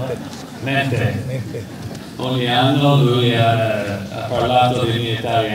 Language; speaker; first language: Italian; non-native, learner; English